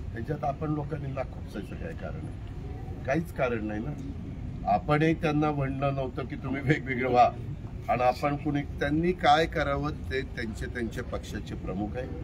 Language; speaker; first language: Marathi; native; Marathi